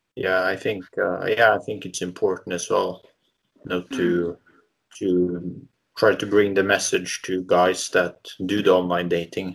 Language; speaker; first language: English; non-native, fluent; Norwegian